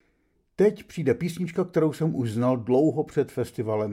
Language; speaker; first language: Czech; native; Czech